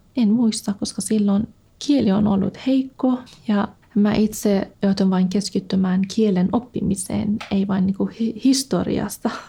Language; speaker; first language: Finnish; non-native, fluent; Persian